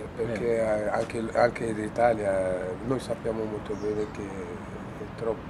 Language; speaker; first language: Italian; non-native, learner; Dutch